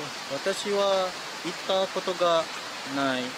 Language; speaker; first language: Japanese; non-native, learner; Malay